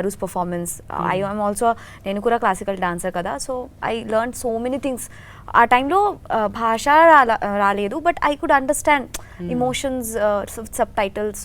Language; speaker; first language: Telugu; non-native, learner; Bangla